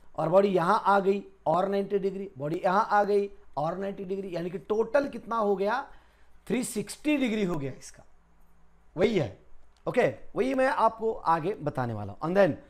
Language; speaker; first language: Hindi; non-native, local second language; Marathi